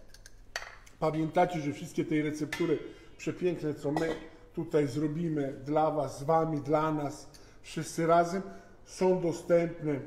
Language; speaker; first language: Polish; non-native, fluent; Italian